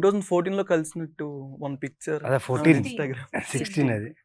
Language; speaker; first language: Telugu; native; Telugu